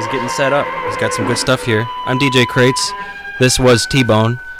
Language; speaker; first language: English; native; English